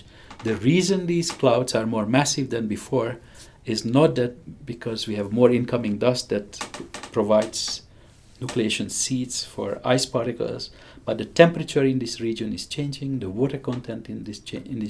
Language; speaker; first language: English; non-native, fluent; Hungarian